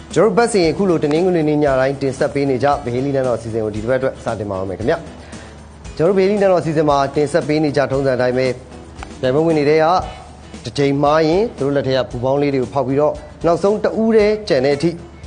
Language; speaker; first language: Burmese; native; Burmese